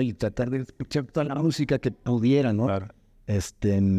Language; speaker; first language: Spanish; native; Spanish